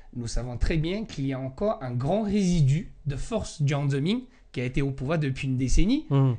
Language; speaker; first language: French; non-native, fluent; Chinese